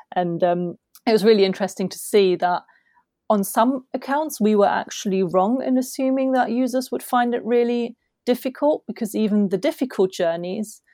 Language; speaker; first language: English; non-native, fluent; German